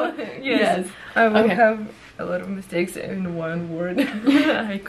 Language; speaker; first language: English; non-native, learner; Russian